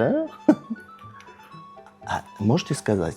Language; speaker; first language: Russian; non-native, local second language; Tajik